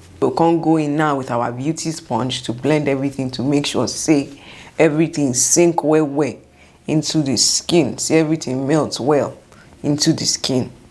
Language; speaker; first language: Nigerian Pidgin; non-native, local second language; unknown